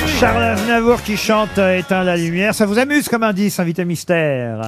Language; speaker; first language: French; native; French